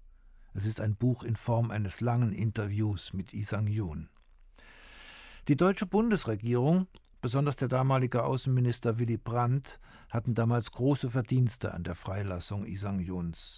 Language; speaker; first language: German; native; German